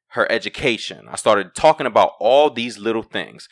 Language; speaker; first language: English; native; English